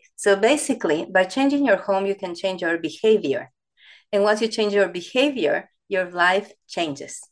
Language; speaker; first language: English; non-native, fluent; Spanish